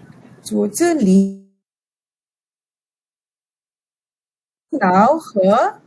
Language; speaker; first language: Chinese; non-native, fluent; Indonesian